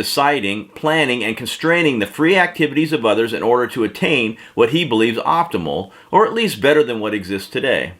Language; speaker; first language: English; native; English